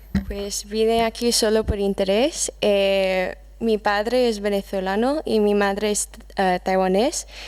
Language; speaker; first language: Spanish; non-native, fluent; English